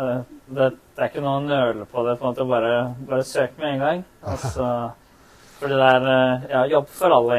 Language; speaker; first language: Norwegian; early bilingual, other home language; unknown